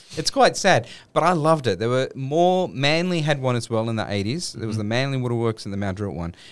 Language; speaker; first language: English; native; English